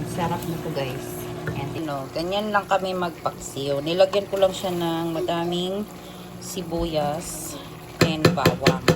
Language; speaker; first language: Filipino; non-native, local second language; Cebuano